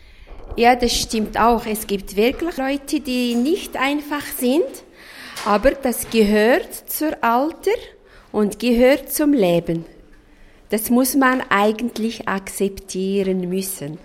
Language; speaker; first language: German; non-native, fluent; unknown